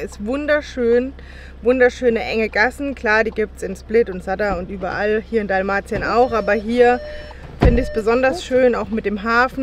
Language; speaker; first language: German; native; German